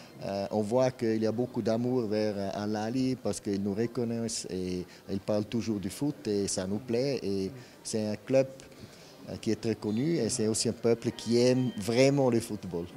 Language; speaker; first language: French; non-native, fluent; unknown